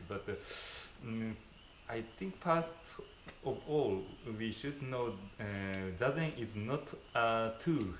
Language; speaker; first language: English; non-native, fluent; Japanese